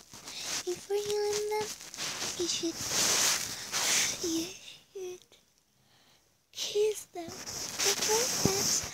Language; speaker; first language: English; non-native, learner; Spanish